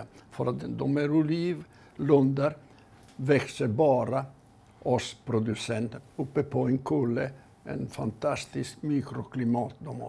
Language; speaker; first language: Swedish; non-native, fluent; Italian